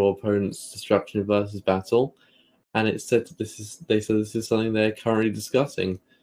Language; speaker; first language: English; native; English